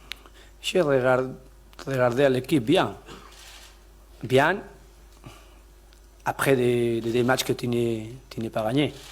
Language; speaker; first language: French; non-native, learner; Spanish